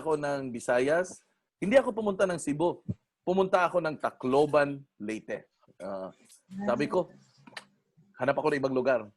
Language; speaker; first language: Filipino; non-native, local second language; Cebuano